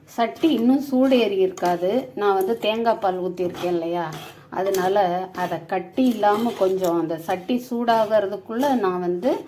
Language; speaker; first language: Tamil; native; Tamil